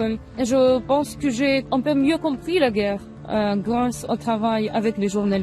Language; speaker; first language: French; non-native, fluent; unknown